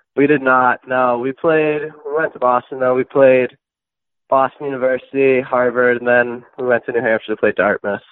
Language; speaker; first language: English; native; English